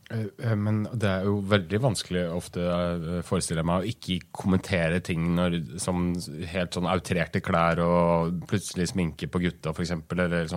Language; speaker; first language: Norwegian; native; Norwegian